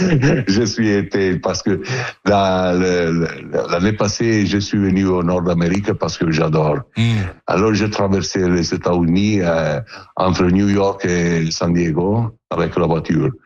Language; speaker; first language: French; non-native, learner; Italian